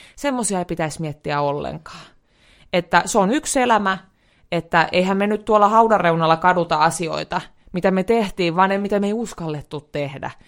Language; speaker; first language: Finnish; native; Finnish